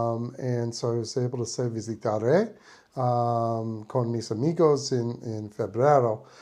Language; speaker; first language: Spanish; non-native, learner; English